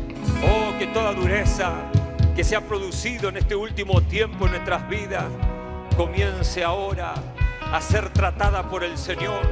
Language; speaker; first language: Spanish; native; Spanish